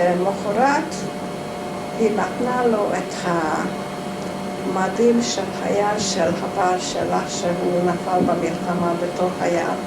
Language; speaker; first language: Hebrew; non-native, fluent; Hungarian